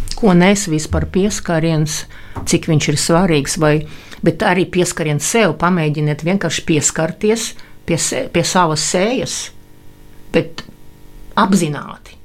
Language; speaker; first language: Latvian; non-native, local second language; Russian